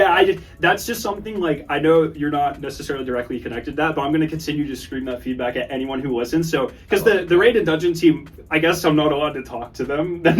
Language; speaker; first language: English; native; English